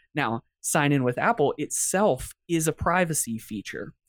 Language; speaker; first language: English; native; English